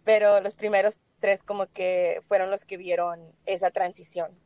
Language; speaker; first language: Spanish; early bilingual, heritage; Spanish